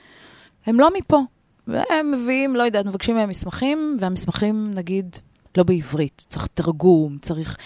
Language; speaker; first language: Hebrew; native; Hebrew